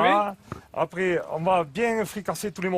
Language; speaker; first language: French; native; French